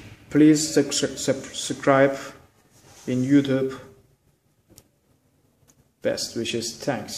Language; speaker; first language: English; non-native, learner; Turkish